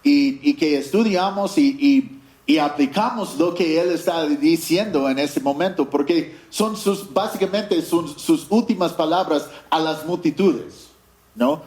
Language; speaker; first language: Spanish; non-native, fluent; English